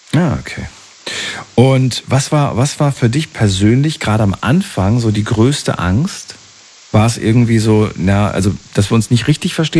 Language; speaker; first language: German; native; German